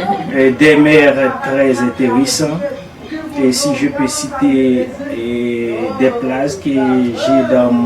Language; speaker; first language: French; non-native, local second language; Haitian Creole